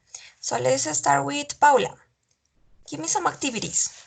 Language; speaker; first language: English; non-native, fluent; Spanish